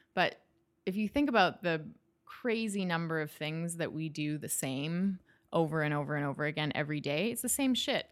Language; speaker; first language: English; native; English